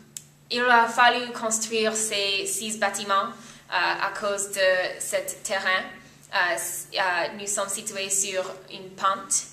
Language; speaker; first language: French; non-native, learner; English